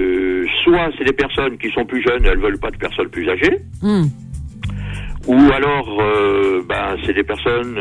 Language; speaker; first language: French; native; French